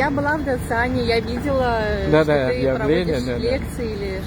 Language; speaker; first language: Russian; native; Russian